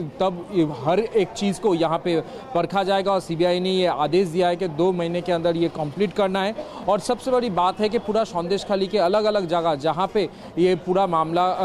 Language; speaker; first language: Hindi; non-native, local second language; Bangla